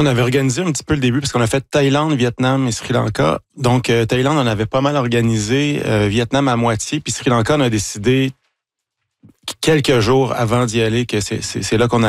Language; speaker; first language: French; native; French